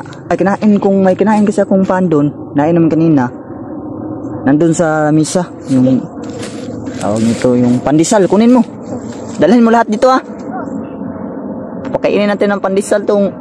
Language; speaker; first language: Filipino; non-native, local second language; Cebuano